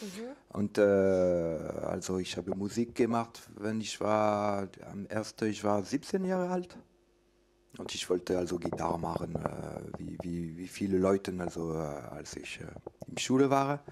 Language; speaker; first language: German; non-native, learner; French